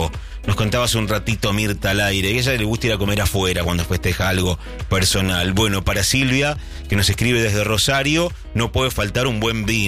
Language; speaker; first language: Spanish; native; Spanish